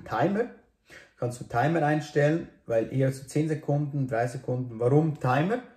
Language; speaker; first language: German; native; German